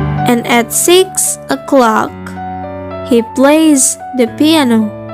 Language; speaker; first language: English; non-native, learner; Indonesian